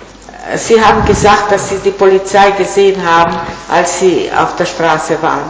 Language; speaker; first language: German; non-native, fluent; Italian